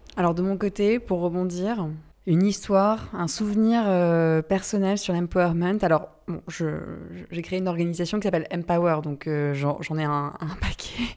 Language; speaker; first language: French; native; French